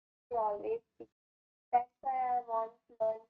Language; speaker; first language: English; non-native, learner; Hindi